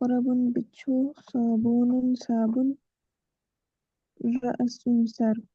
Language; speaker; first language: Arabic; non-native, learner; Urdu